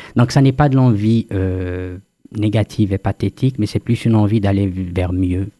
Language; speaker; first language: French; non-native, local second language; Kabyle